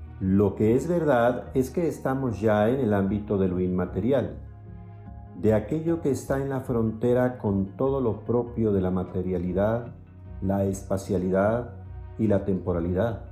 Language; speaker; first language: Spanish; native; Spanish